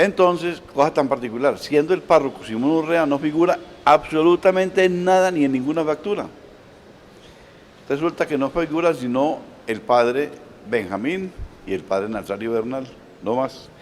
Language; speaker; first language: Spanish; native; Spanish